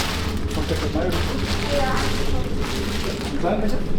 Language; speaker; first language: German; native; German